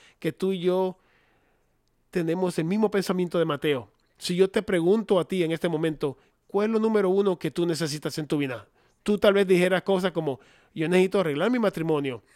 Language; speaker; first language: Spanish; non-native, fluent; English